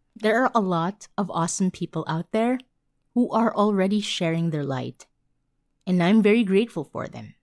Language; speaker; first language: English; non-native, local second language; Filipino